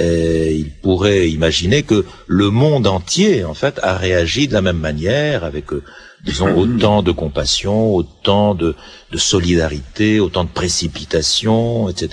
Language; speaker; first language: French; native; French